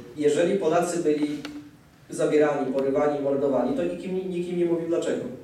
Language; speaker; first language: Polish; native; Polish